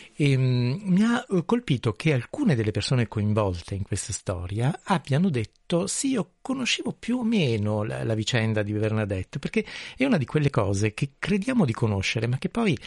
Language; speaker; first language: Italian; native; Italian